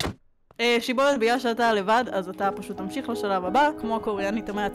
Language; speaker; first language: Hebrew; native; Hebrew